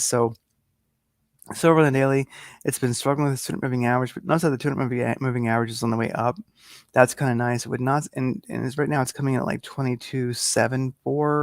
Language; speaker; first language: English; native; English